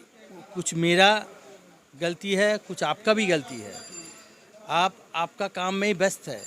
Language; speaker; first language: Hindi; non-native, local second language; Bangla